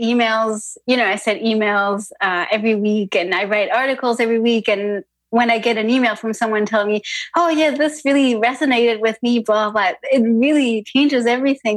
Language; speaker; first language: English; non-native, fluent; French